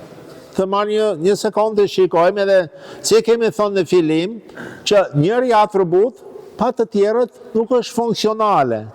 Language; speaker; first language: Albanian; non-native, fluent; English